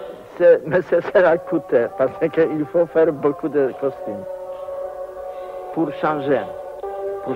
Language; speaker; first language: French; non-native, fluent; Polish